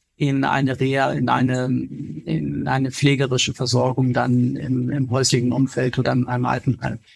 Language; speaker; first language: German; native; German